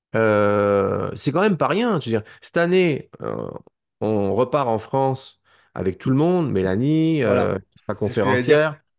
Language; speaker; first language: French; native; French